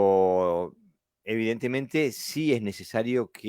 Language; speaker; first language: Spanish; native; Spanish